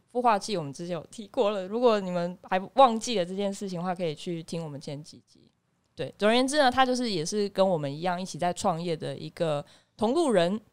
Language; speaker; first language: Chinese; native; Chinese